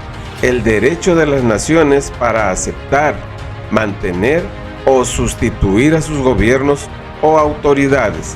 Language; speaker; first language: Spanish; native; Spanish